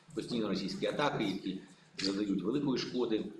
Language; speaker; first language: Ukrainian; native; Ukrainian